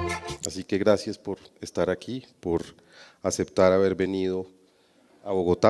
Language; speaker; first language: Spanish; native; Spanish